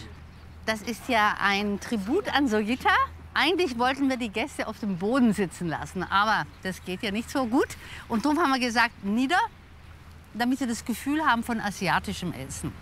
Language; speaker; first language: German; native; German